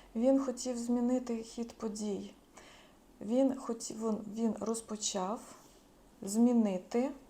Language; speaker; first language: Ukrainian; non-native, local second language; Russian